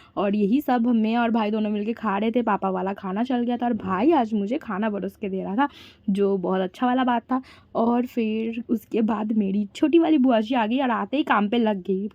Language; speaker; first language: Hindi; non-native, local second language; Bangla